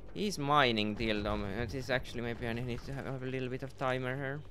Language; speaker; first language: English; non-native, fluent; Finnish